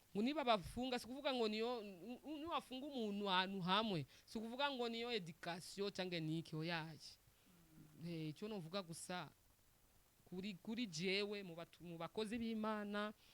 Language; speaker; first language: Rundi; non-native, local second language; Swahili